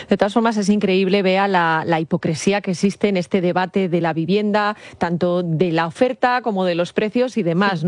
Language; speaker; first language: Spanish; native; Spanish